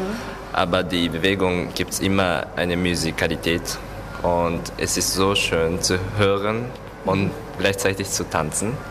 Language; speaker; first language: German; non-native, learner; Japanese